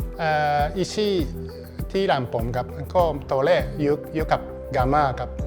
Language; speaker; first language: Thai; non-native, learner; Japanese